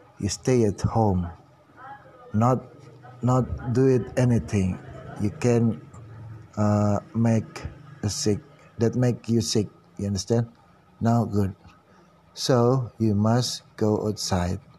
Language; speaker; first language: English; non-native, learner; Indonesian